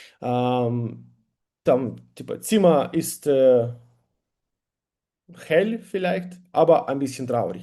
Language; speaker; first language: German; non-native, learner; Ukrainian